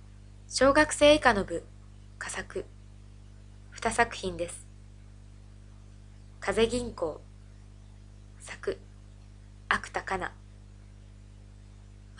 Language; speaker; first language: Japanese; native; Japanese